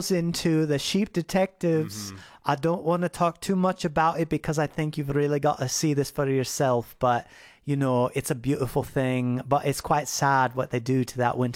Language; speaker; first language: English; native; English